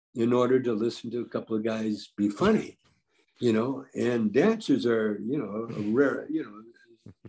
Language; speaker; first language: English; native; English